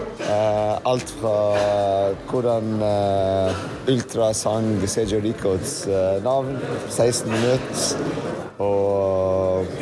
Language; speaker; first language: Norwegian; non-native, fluent; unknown